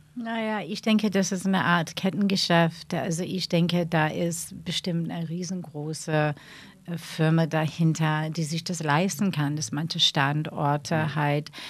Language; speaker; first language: German; non-native, fluent; English